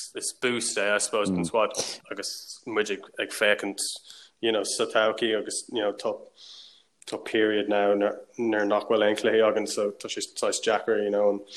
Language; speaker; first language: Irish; non-native, local second language; English